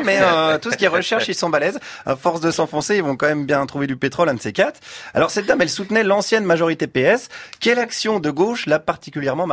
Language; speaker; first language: French; native; French